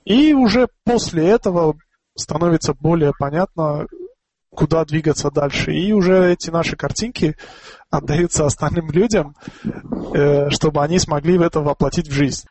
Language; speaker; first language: Russian; non-native, local second language; Tajik